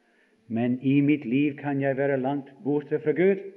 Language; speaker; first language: Norwegian; non-native, fluent; English